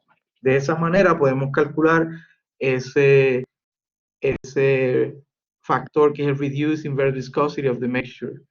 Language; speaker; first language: Spanish; native; Spanish